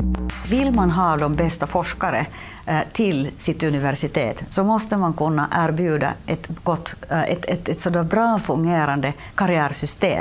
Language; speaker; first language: Swedish; non-native, local second language; Finnish